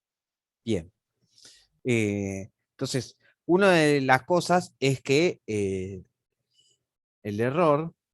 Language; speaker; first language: Spanish; native; Spanish